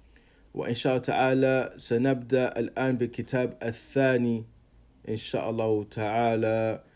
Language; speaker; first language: Arabic; non-native, fluent; English